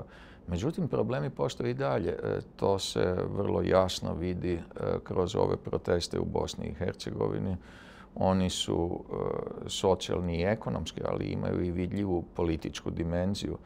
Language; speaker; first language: Serbian; native; Serbian